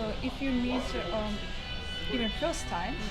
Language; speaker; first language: English; non-native, learner; Russian